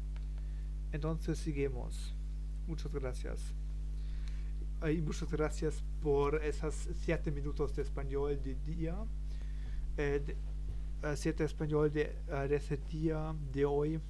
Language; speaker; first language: Spanish; non-native, learner; German